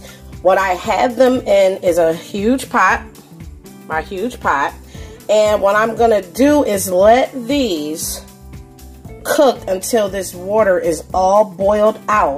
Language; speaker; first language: English; native; English